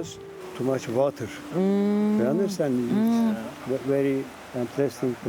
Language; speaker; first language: English; non-native, learner; Turkish